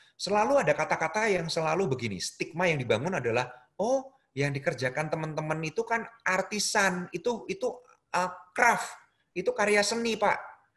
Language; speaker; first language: Indonesian; native; Indonesian